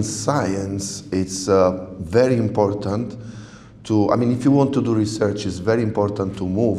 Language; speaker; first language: English; non-native, fluent; Italian